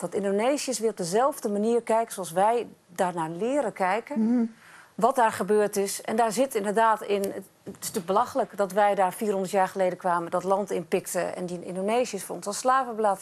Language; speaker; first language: Dutch; native; Dutch